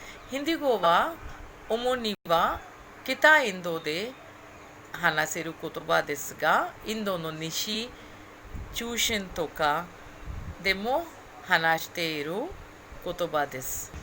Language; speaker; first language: Japanese; non-native, fluent; Hindi